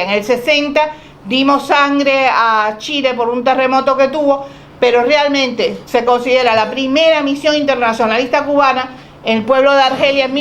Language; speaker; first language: Spanish; native; Spanish